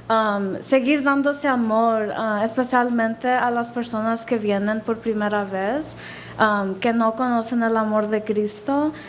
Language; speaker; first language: Spanish; early bilingual, heritage; Spanish